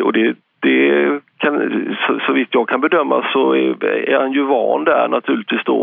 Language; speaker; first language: Swedish; native; Swedish